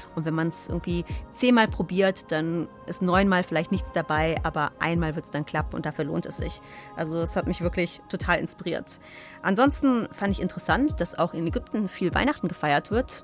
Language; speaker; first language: German; native; German